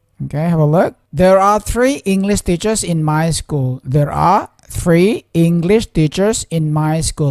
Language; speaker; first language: English; non-native, fluent; Indonesian